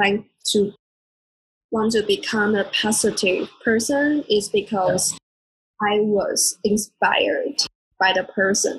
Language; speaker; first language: English; non-native, learner; Chinese